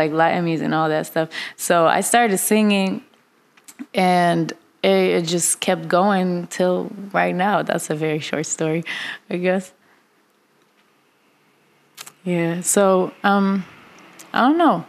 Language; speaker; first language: English; non-native, fluent; Russian